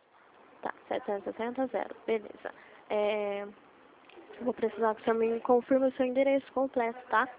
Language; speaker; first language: Portuguese; native; Portuguese